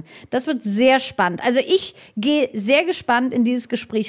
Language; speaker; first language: German; native; German